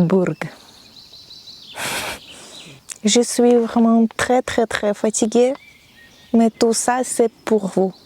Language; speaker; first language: French; non-native, fluent; Russian